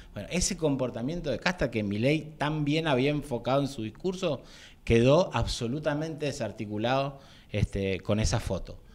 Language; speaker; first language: Spanish; native; Spanish